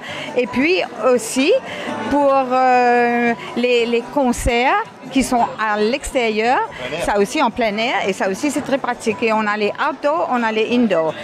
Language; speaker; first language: French; non-native, local second language; Morisyen